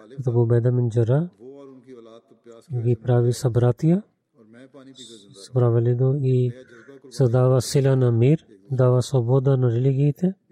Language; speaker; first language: Bulgarian; non-native, learner; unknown